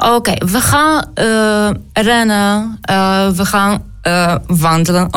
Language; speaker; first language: Dutch; non-native, learner; Ukrainian